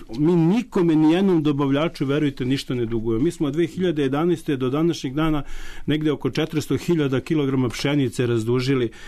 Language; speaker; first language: Serbian; native; Serbian